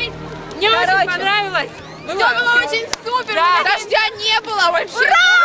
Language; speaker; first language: Russian; native; Russian